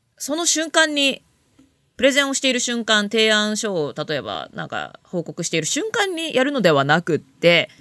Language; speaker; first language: Japanese; native; Japanese